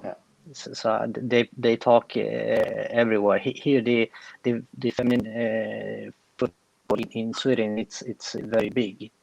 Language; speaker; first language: English; non-native, fluent; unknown